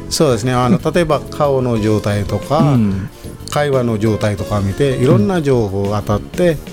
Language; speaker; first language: Japanese; non-native, fluent; Sinhala